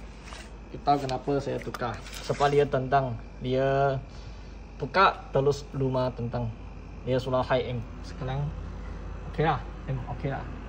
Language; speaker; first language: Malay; non-native, local second language; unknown